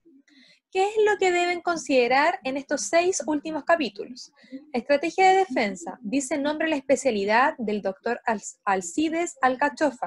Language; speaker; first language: Spanish; native; Spanish